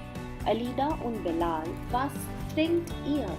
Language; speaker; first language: German; non-native, fluent; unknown